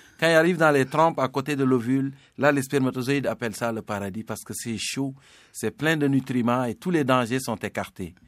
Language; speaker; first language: French; non-native, local second language; Serer